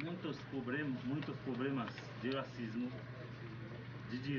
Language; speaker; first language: Portuguese; non-native, learner; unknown